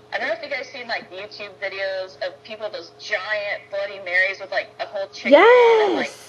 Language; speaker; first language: English; native; English